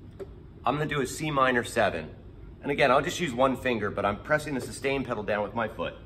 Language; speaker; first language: English; native; English